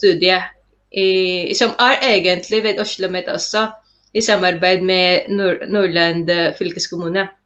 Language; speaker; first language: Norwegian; non-native, fluent; Filipino